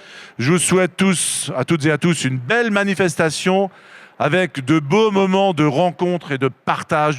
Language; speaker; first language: French; native; French